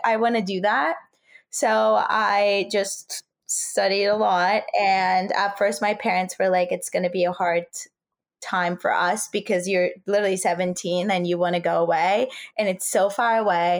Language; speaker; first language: English; non-native, fluent; Turkish